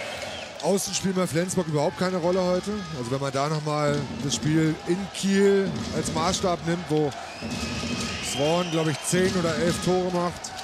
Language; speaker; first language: German; native; German